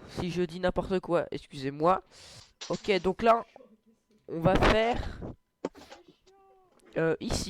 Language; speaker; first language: French; native; French